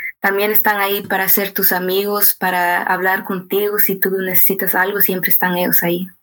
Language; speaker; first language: Spanish; early bilingual, heritage; Spanish